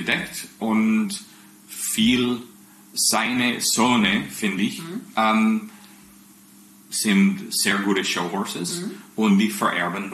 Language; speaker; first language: German; non-native, fluent; English